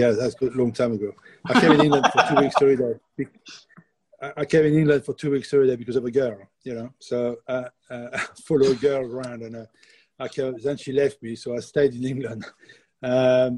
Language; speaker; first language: English; non-native, fluent; French